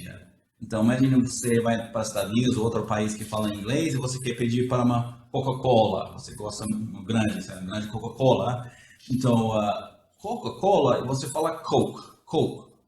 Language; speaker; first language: Portuguese; non-native, fluent; English